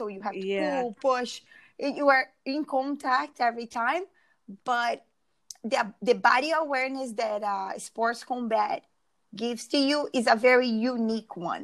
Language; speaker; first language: English; non-native, fluent; Portuguese